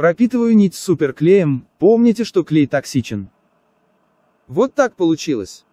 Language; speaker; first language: Russian; native; Russian